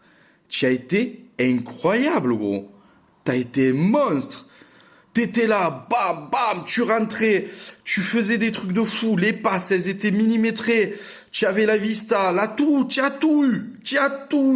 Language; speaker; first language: French; native; French